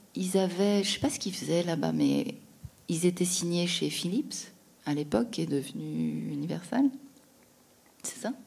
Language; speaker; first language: French; native; French